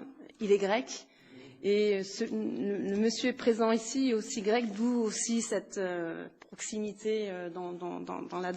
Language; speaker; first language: French; native; French